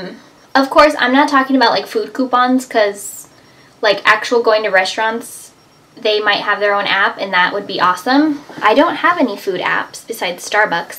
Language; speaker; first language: English; native; English